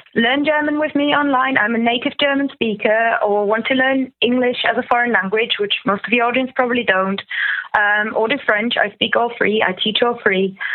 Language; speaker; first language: English; non-native, fluent; German